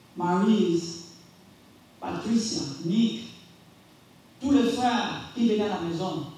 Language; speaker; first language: French; non-native, local second language; Lingala